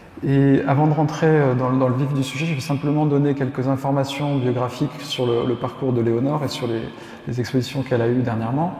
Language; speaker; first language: French; native; French